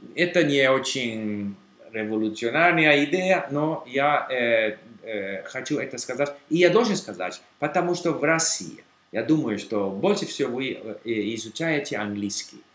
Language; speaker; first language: Russian; non-native, learner; English